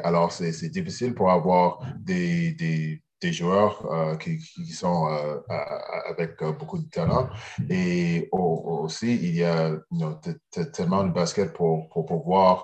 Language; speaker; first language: French; early bilingual, heritage; English